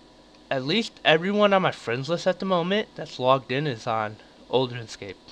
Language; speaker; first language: English; native; English